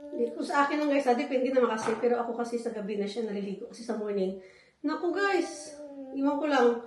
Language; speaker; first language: Filipino; non-native, local second language; Hiligaynon